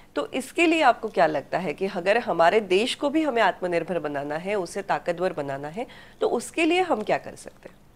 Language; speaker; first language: Hindi; non-native, local second language; Marathi